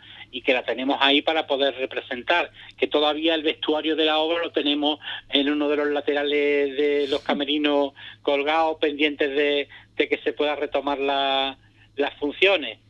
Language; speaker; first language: Spanish; native; Spanish